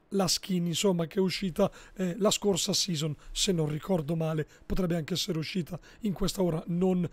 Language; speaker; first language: Italian; native; Italian